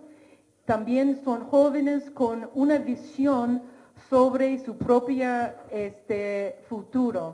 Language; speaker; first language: Spanish; non-native, fluent; English